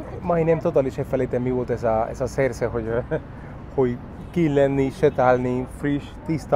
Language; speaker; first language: Hungarian; non-native, learner; English